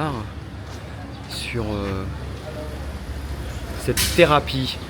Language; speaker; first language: French; native; French